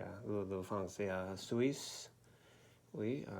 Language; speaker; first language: French; non-native, learner; Korean